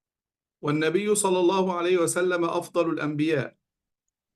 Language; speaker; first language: Arabic; native; Arabic